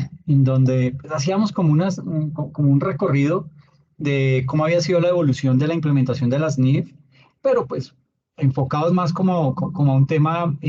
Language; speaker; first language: Spanish; native; Spanish